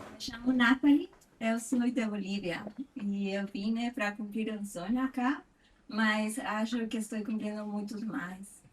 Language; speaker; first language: Portuguese; non-native, fluent; Spanish